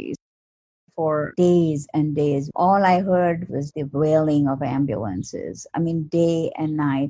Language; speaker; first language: English; non-native, local second language; Malayalam